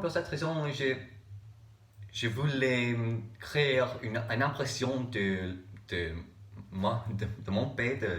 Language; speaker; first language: French; non-native, learner; English